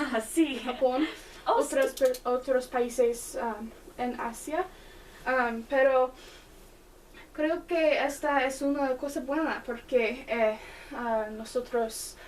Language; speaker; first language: Spanish; non-native, learner; English